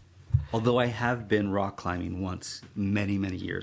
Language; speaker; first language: English; native; English